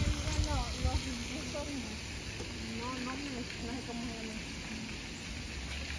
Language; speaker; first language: Spanish; early bilingual, other home language; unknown